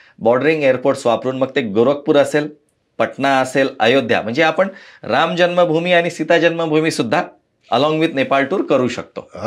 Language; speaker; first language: Marathi; non-native, fluent; Nepali